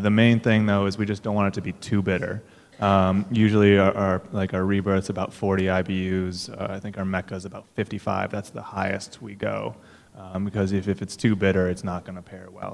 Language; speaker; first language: English; native; English